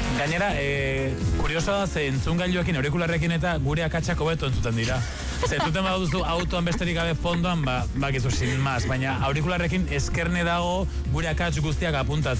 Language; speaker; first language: Basque; native; Basque